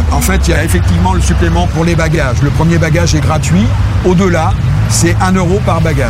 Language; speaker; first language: French; native; French